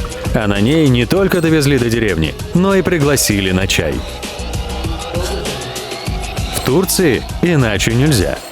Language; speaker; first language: Russian; native; Russian